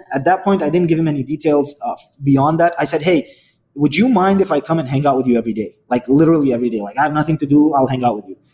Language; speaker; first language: English; non-native, fluent; Arabic